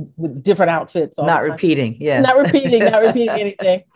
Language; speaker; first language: English; native; English